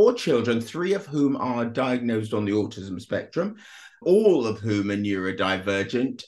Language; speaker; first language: English; native; English